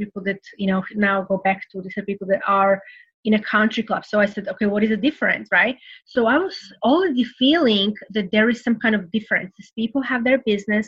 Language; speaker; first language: English; non-native, fluent; Serbian